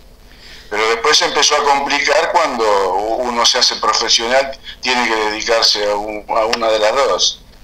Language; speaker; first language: Spanish; native; Spanish